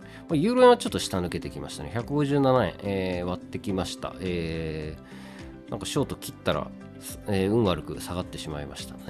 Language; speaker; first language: Japanese; native; Japanese